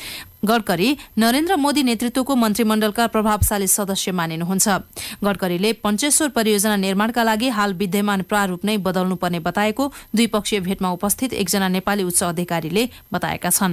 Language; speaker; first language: Nepali; native; Nepali